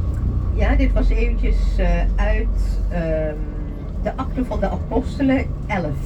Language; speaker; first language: Dutch; non-native, fluent; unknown